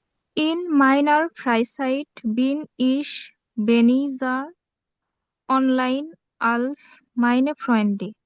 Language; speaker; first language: German; non-native, learner; Bangla